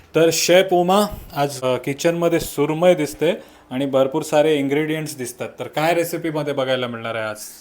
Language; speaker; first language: Marathi; native; Marathi